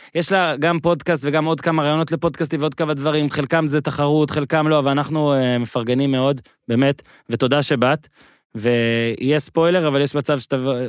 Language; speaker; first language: Hebrew; native; Hebrew